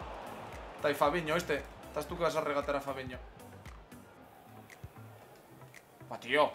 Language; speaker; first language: Spanish; native; Spanish